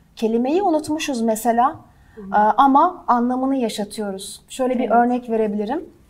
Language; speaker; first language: Turkish; native; Turkish